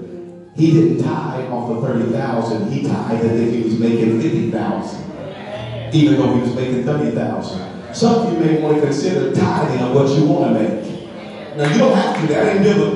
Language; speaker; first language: English; native; English